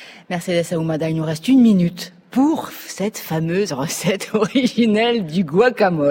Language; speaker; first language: French; native; French